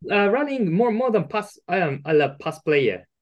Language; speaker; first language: English; non-native, learner; Japanese